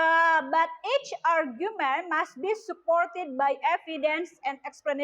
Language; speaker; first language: English; non-native, learner; Indonesian